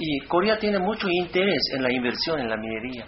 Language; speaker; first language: Spanish; non-native, fluent; Korean